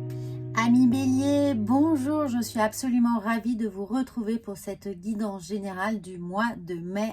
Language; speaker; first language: French; native; French